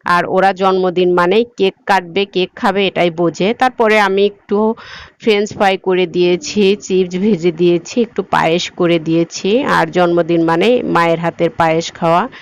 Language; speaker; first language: Bangla; native; Bangla